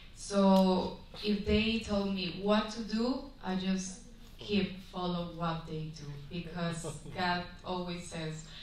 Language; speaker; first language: English; non-native, fluent; Spanish